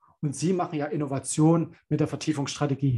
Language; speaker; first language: German; native; German